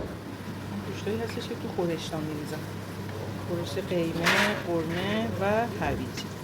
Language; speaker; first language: Persian; native; Persian